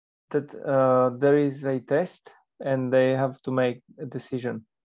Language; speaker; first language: English; non-native, fluent; Slovak